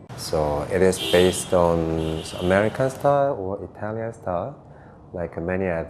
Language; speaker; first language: English; non-native, fluent; Korean